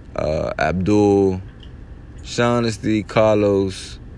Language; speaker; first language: English; native; English